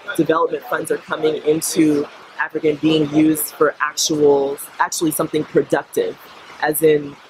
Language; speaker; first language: English; native; English